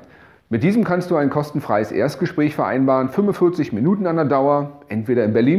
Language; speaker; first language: German; native; German